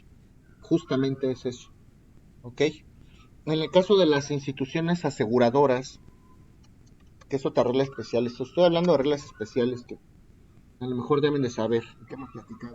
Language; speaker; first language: Spanish; native; Spanish